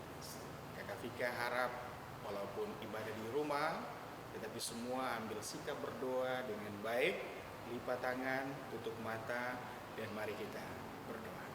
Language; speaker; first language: Indonesian; native; Indonesian